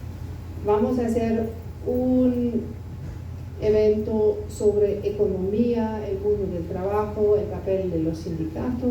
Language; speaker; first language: Spanish; non-native, fluent; German